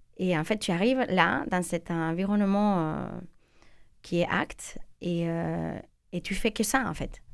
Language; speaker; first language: French; non-native, fluent; Spanish